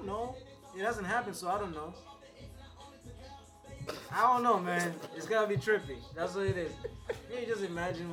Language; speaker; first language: English; non-native, local second language; Swahili